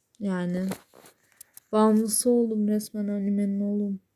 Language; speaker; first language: Turkish; native; Turkish